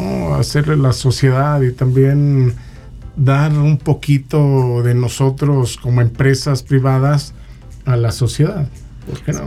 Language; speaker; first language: Spanish; native; Spanish